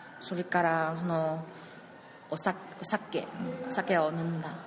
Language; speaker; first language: Japanese; non-native, learner; Chinese